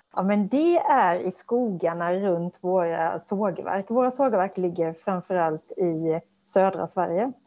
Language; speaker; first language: Swedish; native; Swedish